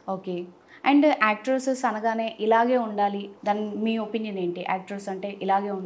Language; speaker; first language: Telugu; native; Telugu